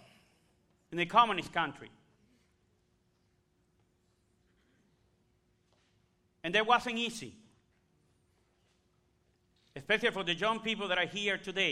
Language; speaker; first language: English; non-native, learner; Spanish